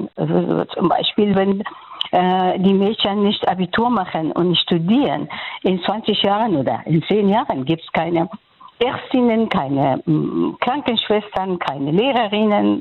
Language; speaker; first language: German; non-native, fluent; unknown